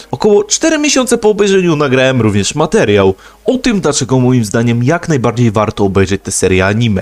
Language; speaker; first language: Polish; native; Polish